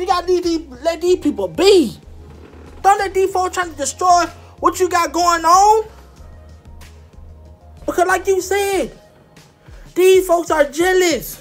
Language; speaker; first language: English; native; English